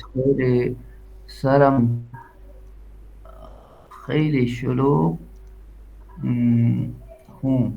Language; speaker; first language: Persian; non-native, learner; Urdu